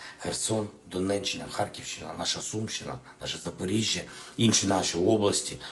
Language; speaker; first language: Ukrainian; non-native, local second language; Russian